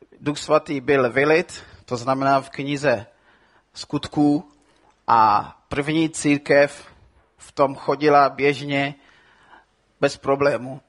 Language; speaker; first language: Czech; non-native, fluent; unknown